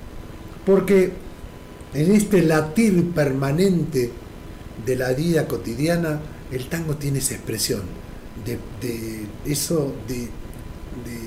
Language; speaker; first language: Spanish; native; Spanish